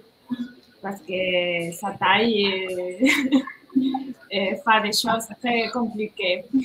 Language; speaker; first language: French; non-native, learner; Spanish